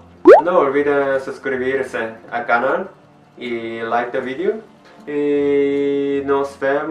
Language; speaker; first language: Spanish; non-native, learner; Korean